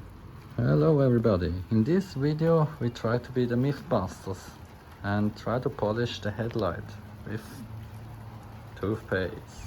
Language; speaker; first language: English; non-native, fluent; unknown